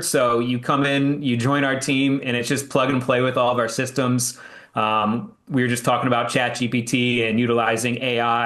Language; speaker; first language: English; native; English